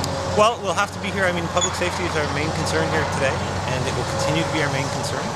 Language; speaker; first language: English; native; English